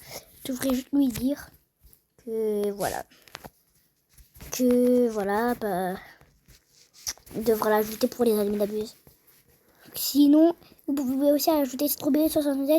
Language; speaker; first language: French; native; French